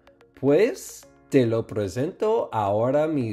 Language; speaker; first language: Spanish; non-native, fluent; English